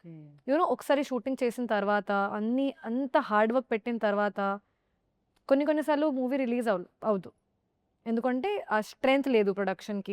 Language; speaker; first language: Telugu; non-native, fluent; Hindi